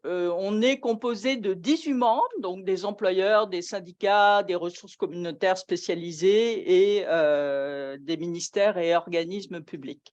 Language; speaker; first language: French; native; French